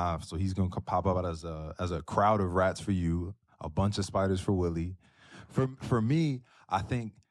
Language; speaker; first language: English; native; English